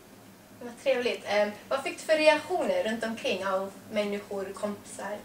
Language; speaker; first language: Swedish; native; Swedish